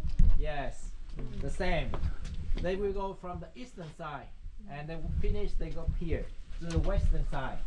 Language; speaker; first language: English; non-native, fluent; Vietnamese